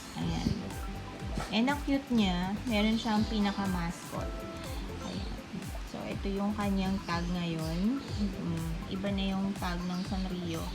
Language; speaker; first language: Filipino; native; Filipino